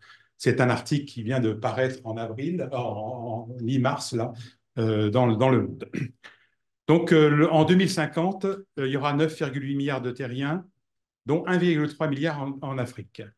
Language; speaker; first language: French; native; French